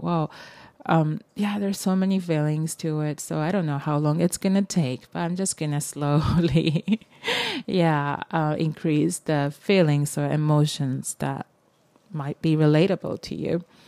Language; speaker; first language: English; non-native, fluent; Japanese